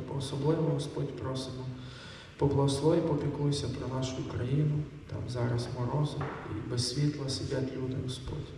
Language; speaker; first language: Ukrainian; native; Ukrainian